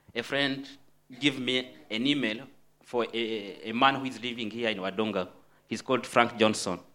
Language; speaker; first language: English; non-native, fluent; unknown